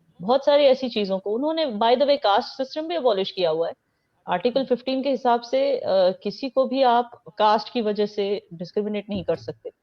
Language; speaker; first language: Hindi; non-native, local second language; Kashmiri